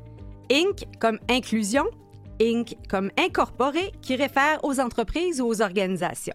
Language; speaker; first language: French; native; French